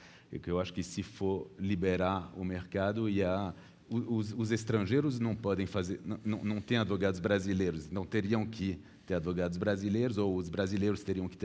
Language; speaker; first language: Portuguese; early bilingual, heritage; Portuguese